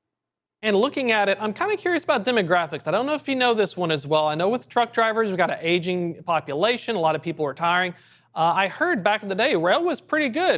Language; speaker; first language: English; native; English